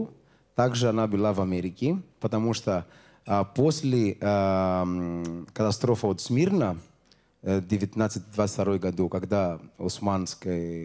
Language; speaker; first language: Russian; non-native, learner; Greek